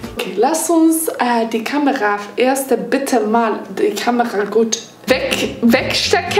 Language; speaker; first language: German; non-native, learner; English